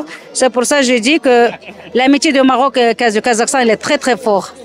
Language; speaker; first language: French; non-native, fluent; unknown